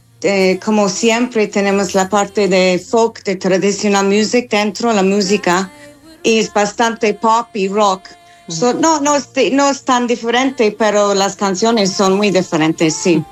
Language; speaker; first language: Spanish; non-native, fluent; English